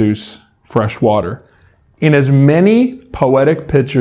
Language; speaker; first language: English; native; English